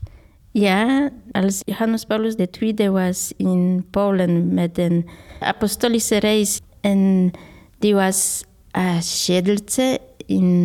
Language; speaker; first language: Dutch; non-native, fluent; Polish